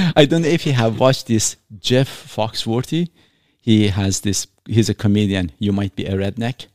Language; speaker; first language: English; non-native, fluent; Persian